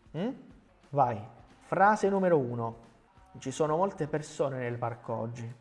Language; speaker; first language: Italian; non-native, fluent; Portuguese